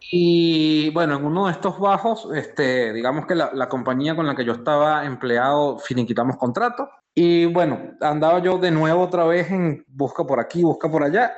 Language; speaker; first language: Spanish; native; Spanish